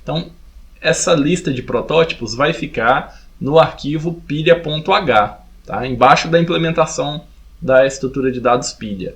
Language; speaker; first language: Portuguese; native; Portuguese